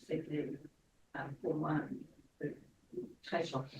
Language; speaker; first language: French; non-native, fluent; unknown